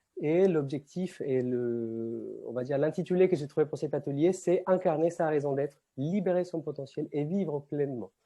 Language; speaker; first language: French; non-native, fluent; Spanish